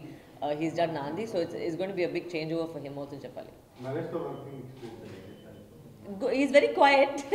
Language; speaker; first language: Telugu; non-native, learner; Tamil